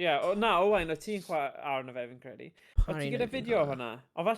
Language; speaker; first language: Welsh; native; Welsh